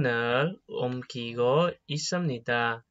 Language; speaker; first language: Korean; non-native, fluent; Indonesian